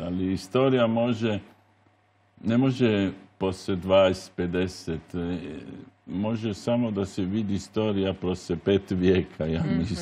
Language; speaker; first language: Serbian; non-native, learner; Italian